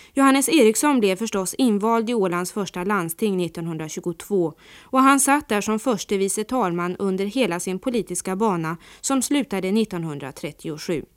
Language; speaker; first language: Swedish; native; Swedish